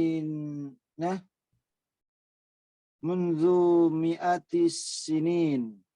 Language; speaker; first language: Arabic; non-native, learner; Indonesian